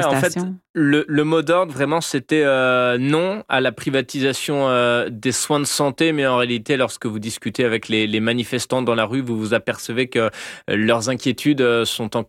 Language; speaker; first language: French; native; French